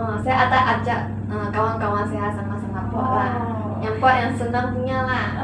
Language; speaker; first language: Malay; non-native, local second language; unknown